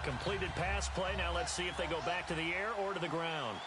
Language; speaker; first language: English; native; English